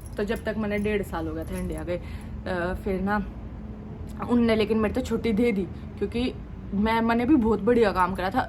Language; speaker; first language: Hindi; native; Hindi